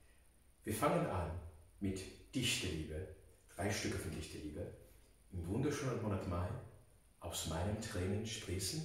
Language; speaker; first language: German; non-native, learner; English